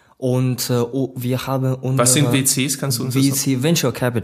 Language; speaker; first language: German; non-native, learner; Chinese